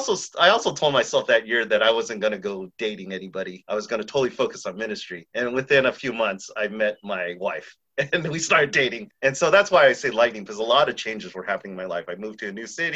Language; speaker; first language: English; native; English